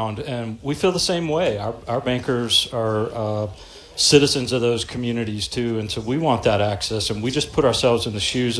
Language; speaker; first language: English; native; English